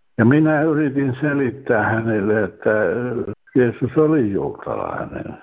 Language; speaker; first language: Finnish; native; Finnish